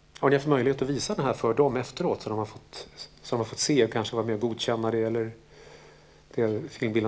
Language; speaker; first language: Swedish; native; Swedish